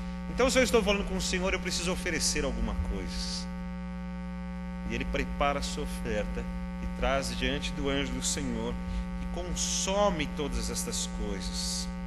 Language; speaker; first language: Portuguese; native; Portuguese